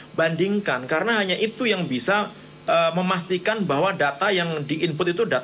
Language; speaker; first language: Indonesian; native; Indonesian